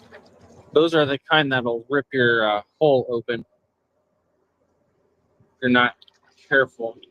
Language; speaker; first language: English; native; English